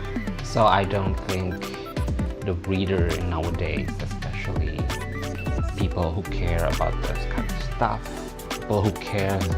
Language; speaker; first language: English; non-native, fluent; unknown